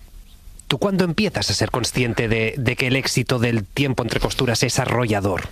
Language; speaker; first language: Spanish; native; Spanish